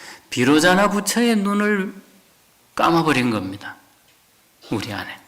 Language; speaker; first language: Korean; native; Korean